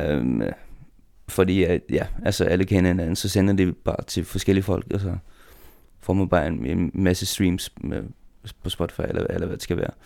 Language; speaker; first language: Danish; non-native, local second language; Faroese